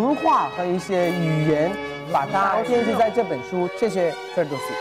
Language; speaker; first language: Chinese; non-native, fluent; Persian